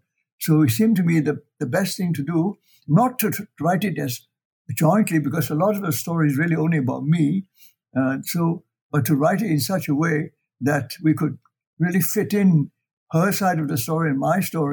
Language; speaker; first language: English; non-native, local second language; Chinese